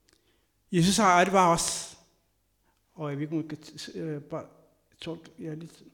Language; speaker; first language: Danish; non-native, fluent; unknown